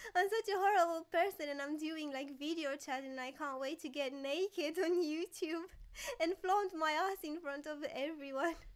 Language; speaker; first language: English; non-native, fluent; Romanian